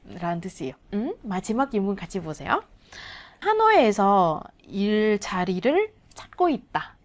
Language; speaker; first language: Korean; non-native, learner; Vietnamese